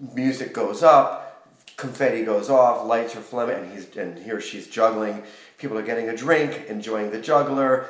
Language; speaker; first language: English; native; English